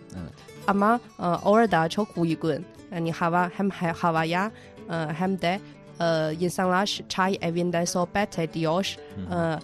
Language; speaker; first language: Turkish; non-native, fluent; Chinese